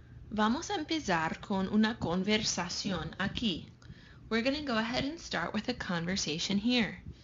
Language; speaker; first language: English; native; English